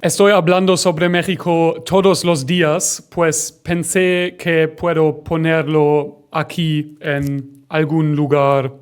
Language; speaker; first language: Spanish; non-native, learner; German